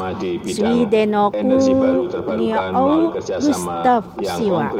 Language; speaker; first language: Japanese; non-native, fluent; Indonesian